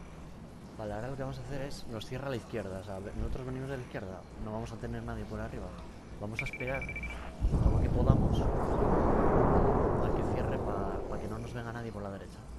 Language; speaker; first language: Spanish; native; Spanish